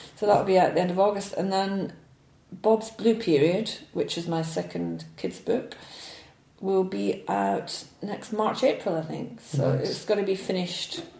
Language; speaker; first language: English; native; English